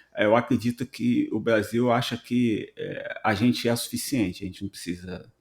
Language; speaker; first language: Portuguese; native; Portuguese